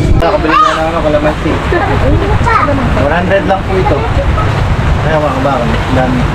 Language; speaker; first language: Filipino; native; Filipino